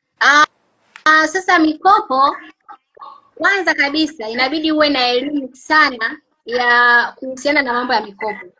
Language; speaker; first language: Swahili; native; Swahili